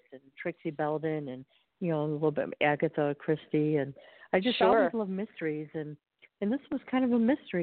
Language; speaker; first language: English; native; English